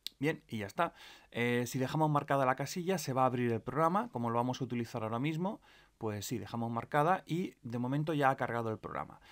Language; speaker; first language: Spanish; native; Spanish